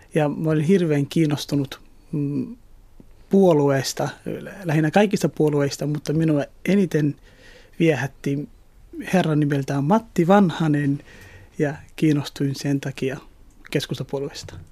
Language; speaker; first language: Finnish; early bilingual, other home language; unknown